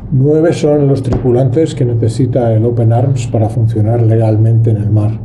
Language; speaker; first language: Spanish; native; Spanish